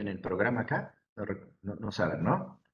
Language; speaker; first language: Spanish; native; Spanish